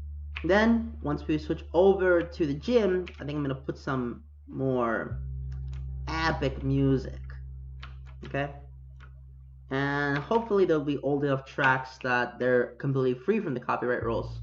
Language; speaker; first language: English; native; English